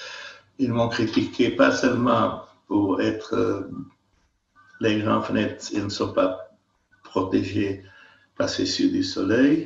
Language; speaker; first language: French; non-native, fluent; Portuguese